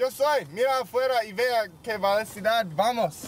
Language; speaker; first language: Spanish; non-native, learner; English